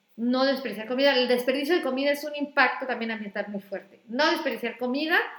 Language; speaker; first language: Spanish; native; Spanish